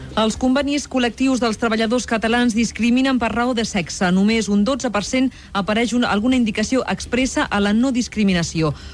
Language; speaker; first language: Catalan; non-native, local second language; Spanish